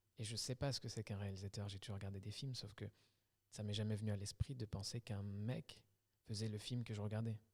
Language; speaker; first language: French; early bilingual, other home language; Kabyle